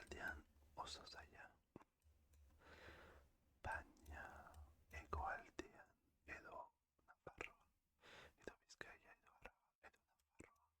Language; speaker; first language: Basque; non-native, learner; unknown